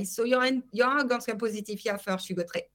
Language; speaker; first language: Swedish; non-native, fluent; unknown